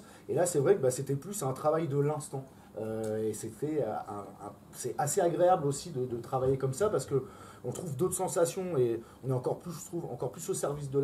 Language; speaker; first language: French; native; French